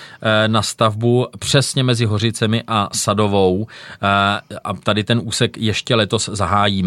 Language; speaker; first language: Czech; native; Czech